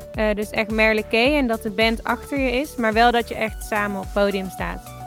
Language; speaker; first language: Dutch; native; Dutch